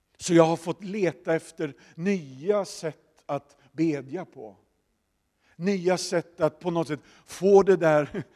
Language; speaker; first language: Swedish; native; Swedish